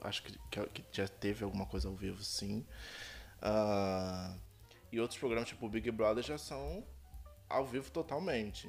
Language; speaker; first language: Portuguese; native; Portuguese